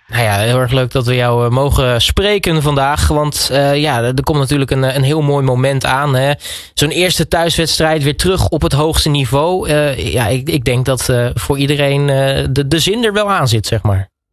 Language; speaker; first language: Dutch; native; Dutch